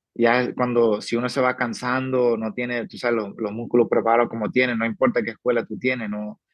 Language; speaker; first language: Spanish; early bilingual, heritage; Spanish